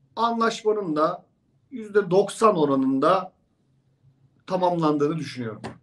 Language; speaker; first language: Turkish; native; Turkish